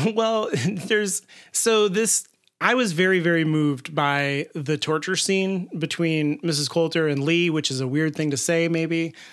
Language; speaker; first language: English; native; English